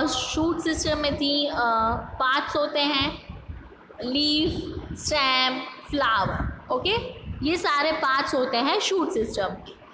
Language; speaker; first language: Hindi; non-native, local second language; Gujarati